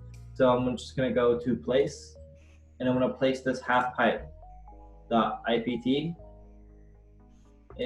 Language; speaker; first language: English; native; English